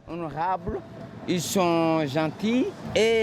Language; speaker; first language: French; non-native, local second language; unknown